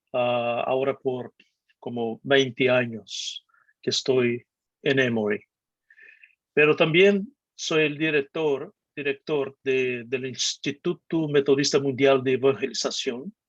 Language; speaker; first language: Spanish; non-native, fluent; Portuguese